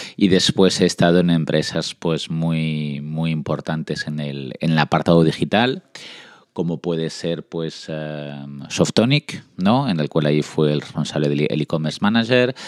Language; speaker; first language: Spanish; early bilingual, other home language; French